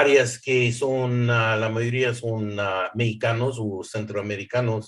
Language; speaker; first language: Spanish; early bilingual, heritage; English